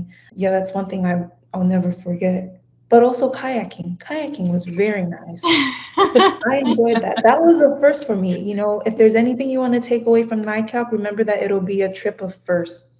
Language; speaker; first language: English; non-native, fluent; Samoan